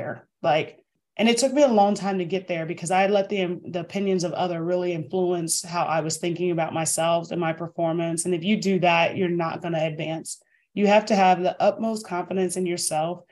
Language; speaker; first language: English; native; English